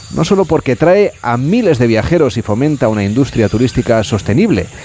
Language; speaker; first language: Spanish; native; Spanish